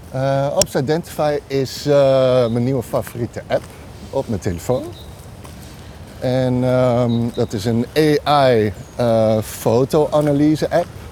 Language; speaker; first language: Dutch; native; Dutch